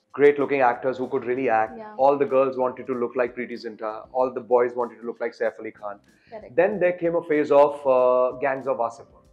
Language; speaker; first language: English; non-native, local second language; Hindi